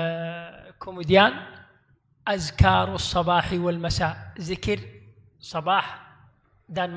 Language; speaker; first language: Indonesian; non-native, learner; Arabic